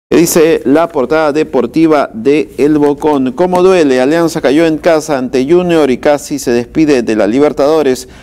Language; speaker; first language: Spanish; native; Spanish